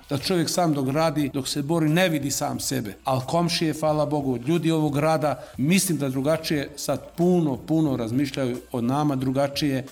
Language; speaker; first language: Serbian; non-native, local second language; Macedonian